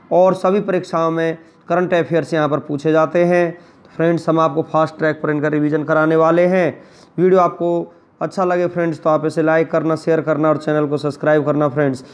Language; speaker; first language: Hindi; native; Hindi